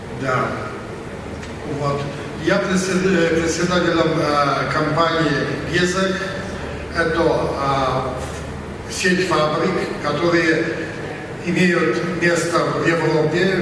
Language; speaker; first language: Russian; non-native, learner; Polish